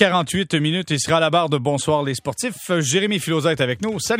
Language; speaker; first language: French; native; French